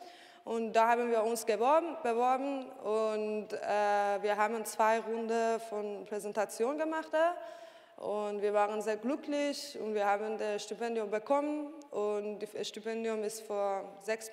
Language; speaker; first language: German; non-native, learner; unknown